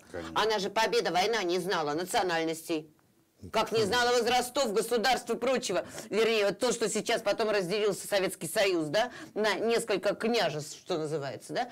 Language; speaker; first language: Russian; native; Russian